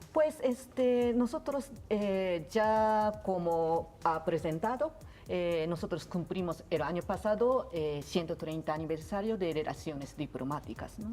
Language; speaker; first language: Spanish; non-native, learner; Japanese